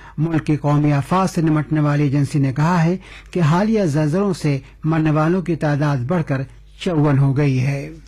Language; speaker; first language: Urdu; native; Urdu